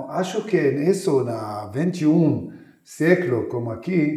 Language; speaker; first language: Portuguese; non-native, learner; Hebrew